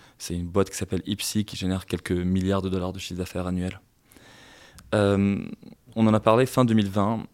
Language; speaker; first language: French; non-native, local second language; Arabic